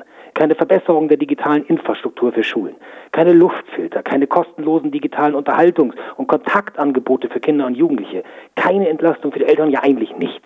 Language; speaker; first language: German; native; German